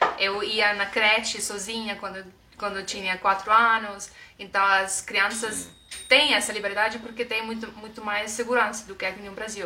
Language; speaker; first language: Portuguese; non-native, fluent; Estonian